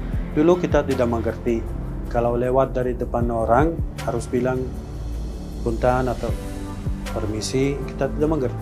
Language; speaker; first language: Indonesian; non-native, learner; Persian